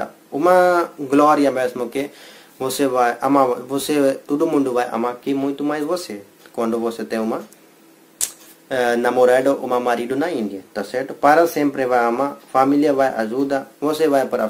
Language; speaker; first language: Portuguese; non-native, learner; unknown